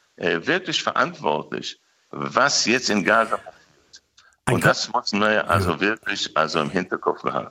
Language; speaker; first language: German; non-native, fluent; Hebrew